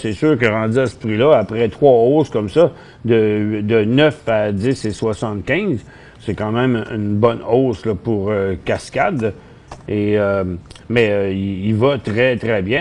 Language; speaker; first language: French; native; French